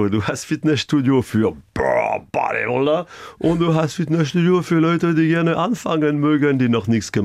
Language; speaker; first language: German; non-native, fluent; French